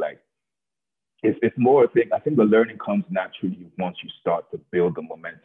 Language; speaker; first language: English; non-native, local second language; Yoruba